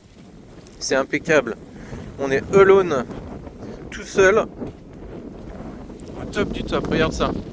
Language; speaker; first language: French; native; French